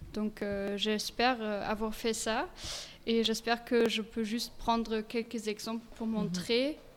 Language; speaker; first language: French; non-native, fluent; German